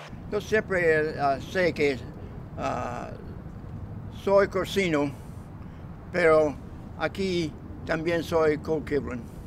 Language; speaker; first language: Spanish; early bilingual, heritage; Spanish